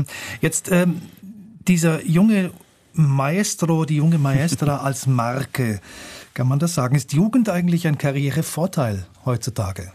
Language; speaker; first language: German; native; German